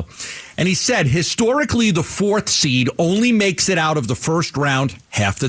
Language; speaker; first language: English; native; English